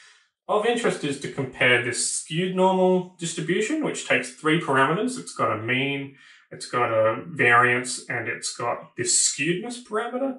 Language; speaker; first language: English; native; English